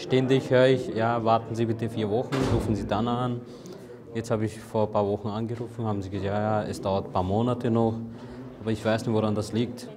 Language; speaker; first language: German; early bilingual, other home language; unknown